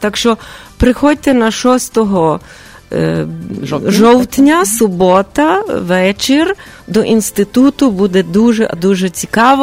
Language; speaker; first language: Ukrainian; early bilingual, heritage; Ukrainian